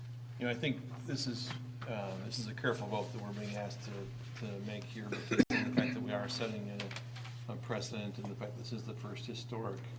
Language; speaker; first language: English; native; English